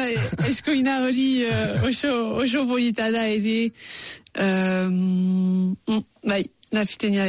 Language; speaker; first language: Basque; non-native, local second language; French